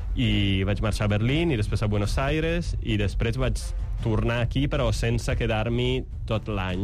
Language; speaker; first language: Catalan; non-native, fluent; Italian